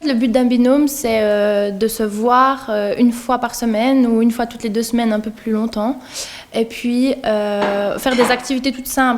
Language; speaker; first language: French; native; French